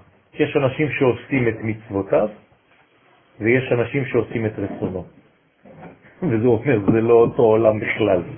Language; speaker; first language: Hebrew; non-native, fluent; French